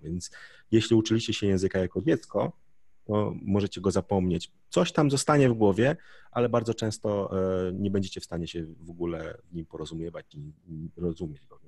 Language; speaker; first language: Polish; native; Polish